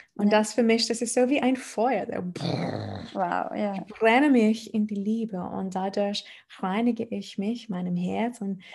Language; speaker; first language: German; non-native, fluent; English